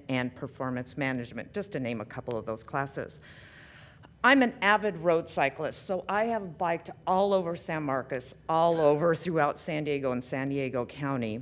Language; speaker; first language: English; native; English